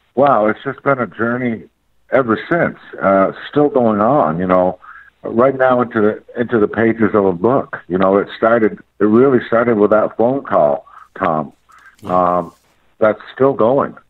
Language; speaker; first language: English; native; English